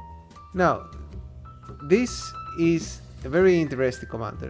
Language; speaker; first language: English; non-native, fluent; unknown